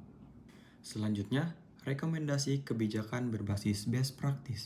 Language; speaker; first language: Indonesian; native; Indonesian